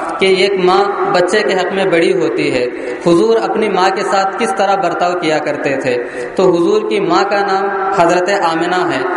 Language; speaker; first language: Urdu; native; Urdu